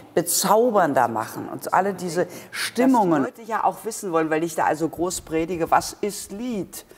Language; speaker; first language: German; native; German